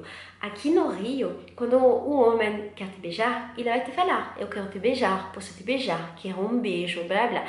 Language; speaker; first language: Portuguese; non-native, learner; French